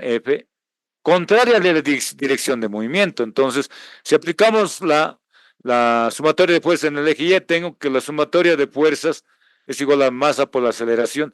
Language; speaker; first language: Spanish; native; Spanish